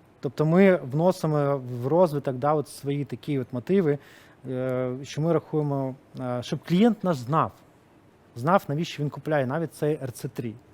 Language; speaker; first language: Ukrainian; non-native, local second language; Russian